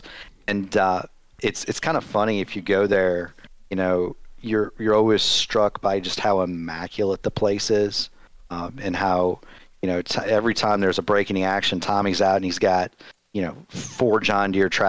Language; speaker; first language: English; native; English